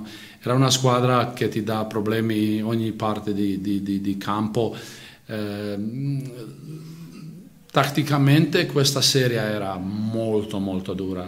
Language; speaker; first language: Italian; non-native, fluent; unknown